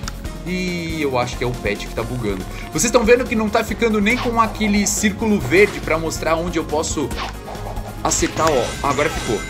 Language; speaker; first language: Portuguese; native; Portuguese